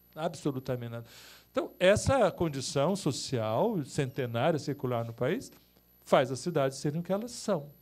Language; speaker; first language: Portuguese; native; Portuguese